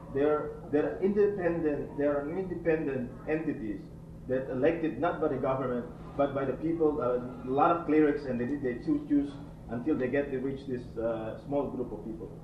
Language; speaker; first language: English; non-native, fluent; Indonesian